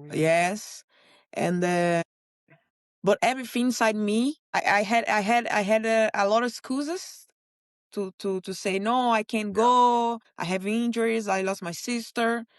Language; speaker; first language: English; non-native, learner; Portuguese